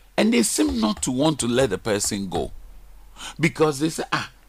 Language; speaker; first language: English; non-native, local second language; Ga